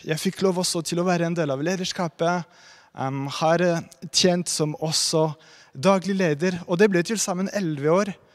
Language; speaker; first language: Norwegian; non-native, fluent; French